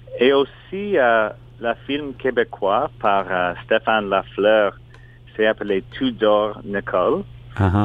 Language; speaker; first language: French; non-native, local second language; English